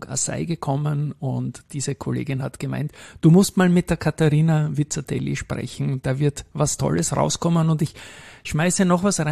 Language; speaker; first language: German; native; German